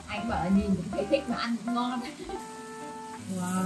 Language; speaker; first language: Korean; non-native, learner; Vietnamese